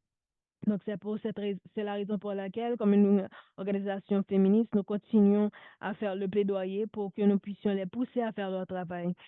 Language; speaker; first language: French; non-native, local second language; Haitian Creole